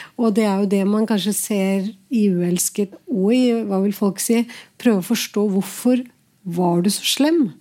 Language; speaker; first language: Norwegian; early bilingual, other home language; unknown